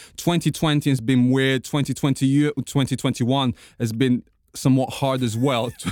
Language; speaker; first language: English; non-native, fluent; Portuguese